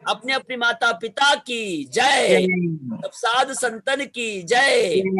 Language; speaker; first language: Hindi; non-native, local second language; Telugu